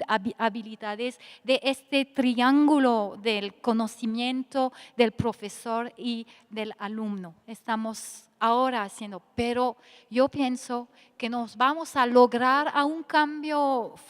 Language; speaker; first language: Spanish; non-native, fluent; French